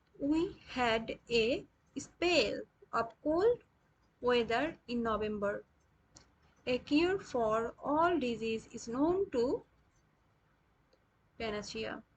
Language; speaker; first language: English; non-native, local second language; Bangla